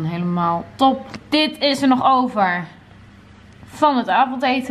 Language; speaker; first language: Dutch; native; Dutch